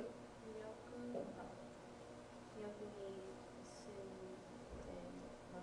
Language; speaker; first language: Japanese; non-native, learner; English